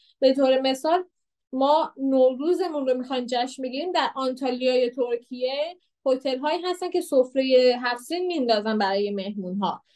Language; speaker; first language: Persian; native; Persian